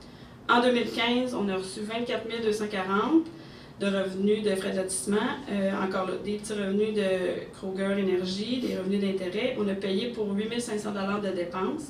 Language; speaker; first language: French; native; French